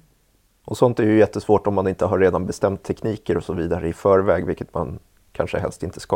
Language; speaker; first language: Swedish; native; Swedish